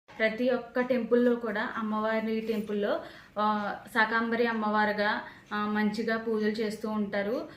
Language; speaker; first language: Telugu; native; Telugu